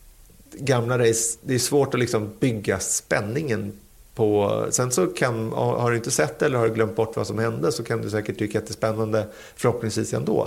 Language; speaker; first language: Swedish; native; Swedish